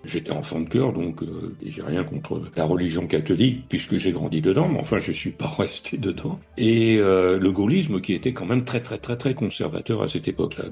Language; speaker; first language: French; native; French